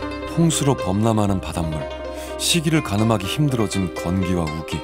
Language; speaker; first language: Korean; native; Korean